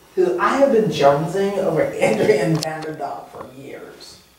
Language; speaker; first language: English; native; English